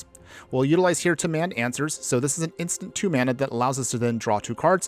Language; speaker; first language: English; native; English